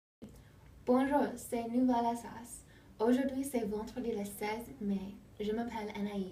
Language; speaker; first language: French; non-native, learner; English